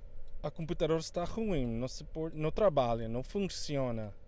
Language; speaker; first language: Portuguese; non-native, fluent; Spanish